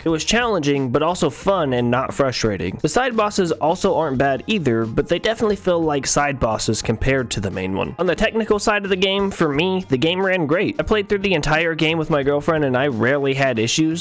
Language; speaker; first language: English; native; English